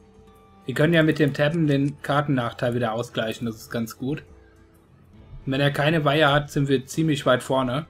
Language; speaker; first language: German; native; German